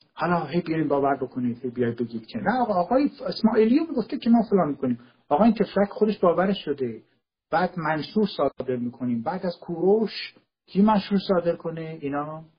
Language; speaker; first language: Persian; non-native, local second language; Kurdish